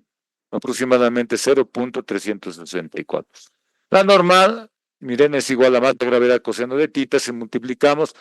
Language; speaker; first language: Spanish; native; Spanish